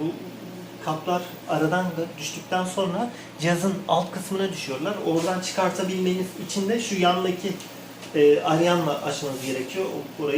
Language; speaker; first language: Turkish; native; Turkish